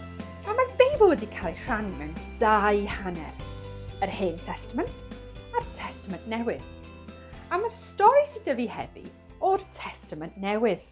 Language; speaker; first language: Welsh; non-native, fluent; English